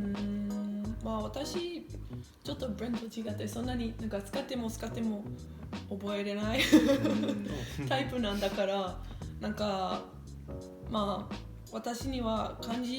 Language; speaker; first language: Japanese; non-native, fluent; English